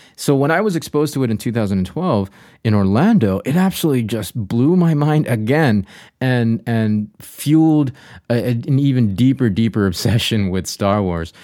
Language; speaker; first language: English; native; English